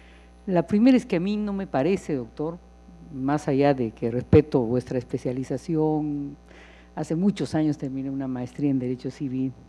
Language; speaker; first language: Spanish; native; Spanish